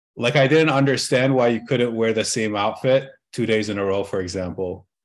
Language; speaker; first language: English; early bilingual, other home language; Arabic